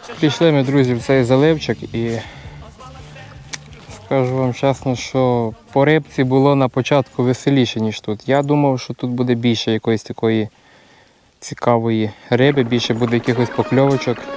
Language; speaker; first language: Ukrainian; native; Ukrainian